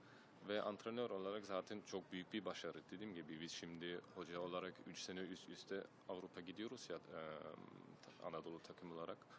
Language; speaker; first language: Turkish; early bilingual, heritage; German